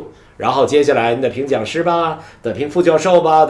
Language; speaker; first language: Chinese; native; Chinese